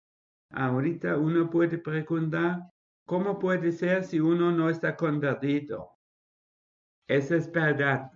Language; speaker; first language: Spanish; non-native, fluent; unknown